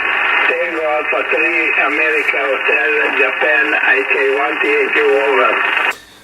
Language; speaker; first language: English; non-native, learner; Italian